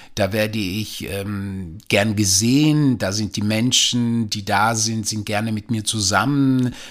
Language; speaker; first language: German; native; German